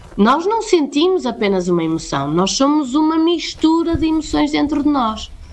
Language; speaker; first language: Portuguese; native; Portuguese